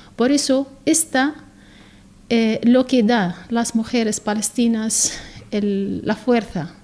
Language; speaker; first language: Spanish; non-native, learner; Arabic